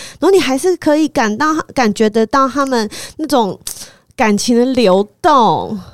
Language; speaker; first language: Chinese; native; Chinese